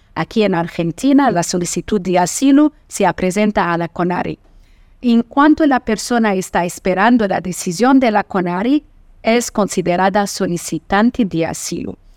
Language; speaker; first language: Spanish; non-native, fluent; Portuguese